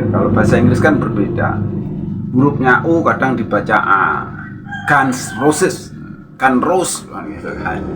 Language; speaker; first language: Indonesian; native; Indonesian